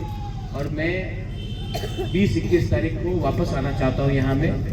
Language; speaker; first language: Hindi; non-native, local second language; Kok Borok